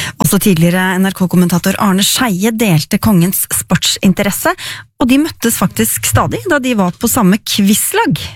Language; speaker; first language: Norwegian; native; Norwegian